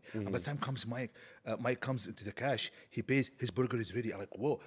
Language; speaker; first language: English; non-native, fluent; Arabic